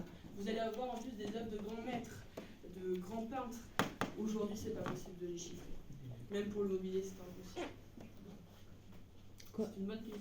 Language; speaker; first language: French; native; French